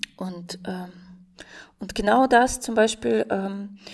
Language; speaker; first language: German; non-native, fluent; Russian